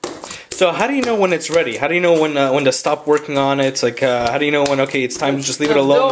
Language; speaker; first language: English; early bilingual, other home language; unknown